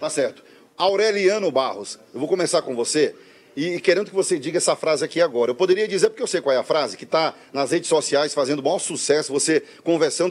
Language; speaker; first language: Portuguese; native; Portuguese